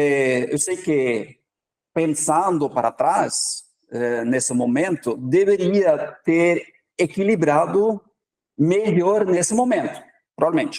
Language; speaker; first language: Portuguese; non-native, fluent; Norwegian